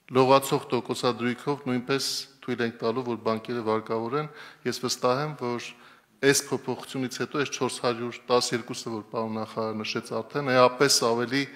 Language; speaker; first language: Armenian; native; Armenian